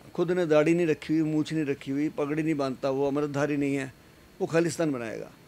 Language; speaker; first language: Hindi; native; Hindi